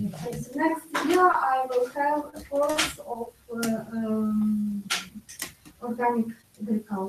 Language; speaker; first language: English; non-native, learner; Ukrainian